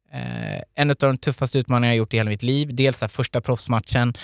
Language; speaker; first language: Swedish; native; Swedish